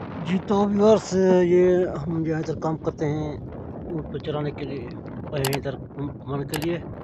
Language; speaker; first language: Urdu; non-native, local second language; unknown